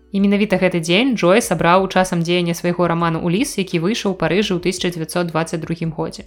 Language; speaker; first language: Belarusian; native; Belarusian